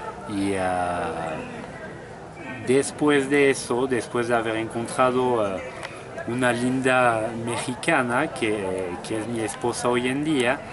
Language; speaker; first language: Spanish; non-native, fluent; French